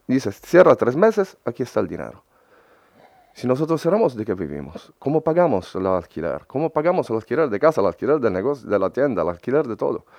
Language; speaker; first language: Spanish; non-native, fluent; Italian